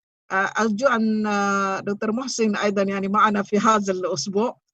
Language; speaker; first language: Arabic; non-native, fluent; Malay